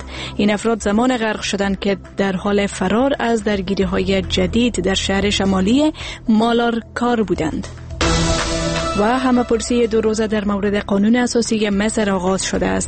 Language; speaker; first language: Persian; native; Persian